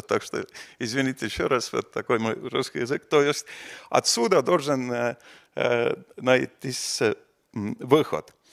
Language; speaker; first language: Russian; non-native, fluent; Estonian